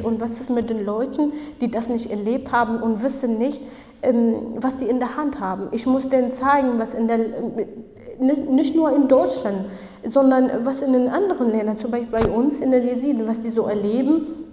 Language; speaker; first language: German; non-native, fluent; Kurdish